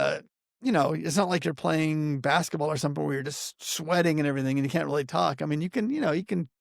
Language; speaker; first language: English; native; English